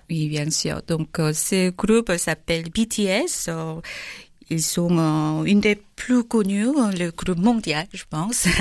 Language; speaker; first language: French; non-native, fluent; Korean